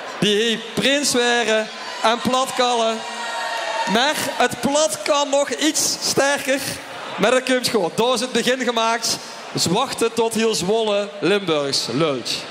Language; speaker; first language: Dutch; native; Dutch